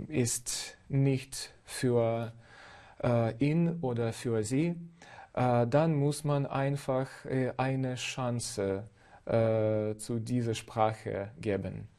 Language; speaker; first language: German; non-native, fluent; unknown